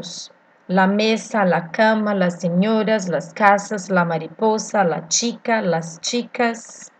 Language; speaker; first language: Spanish; non-native, fluent; Portuguese